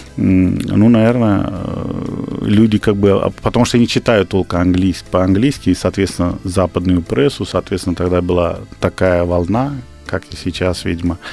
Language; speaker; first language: Russian; non-native, fluent; Kashmiri